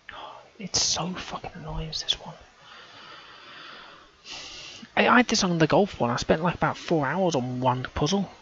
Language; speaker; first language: English; native; English